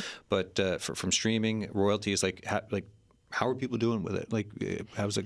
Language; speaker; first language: English; native; English